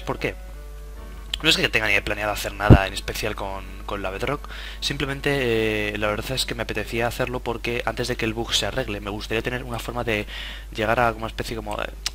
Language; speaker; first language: Spanish; native; Spanish